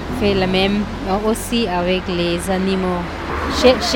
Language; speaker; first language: French; non-native, learner; Tibetan